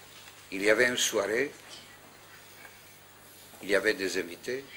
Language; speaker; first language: French; non-native, fluent; Greek